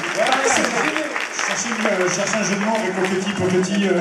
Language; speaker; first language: French; native; French